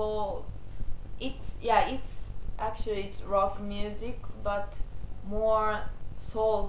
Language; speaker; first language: English; non-native, learner; Japanese